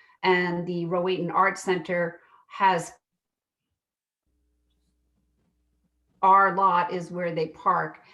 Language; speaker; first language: English; native; English